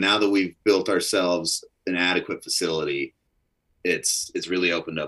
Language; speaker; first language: English; native; English